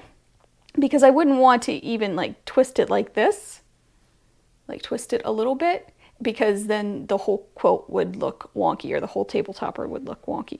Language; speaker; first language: English; native; English